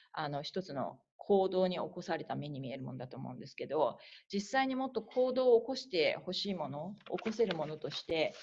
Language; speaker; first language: Japanese; native; Japanese